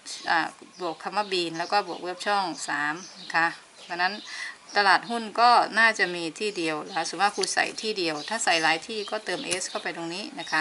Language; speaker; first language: Thai; native; Thai